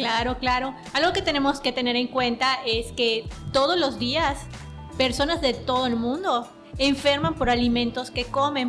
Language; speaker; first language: Spanish; native; Spanish